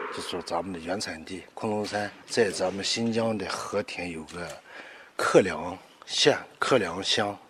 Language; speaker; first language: Chinese; native; Chinese